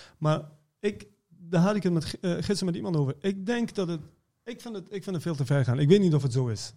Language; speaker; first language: Dutch; early bilingual, other home language; Persian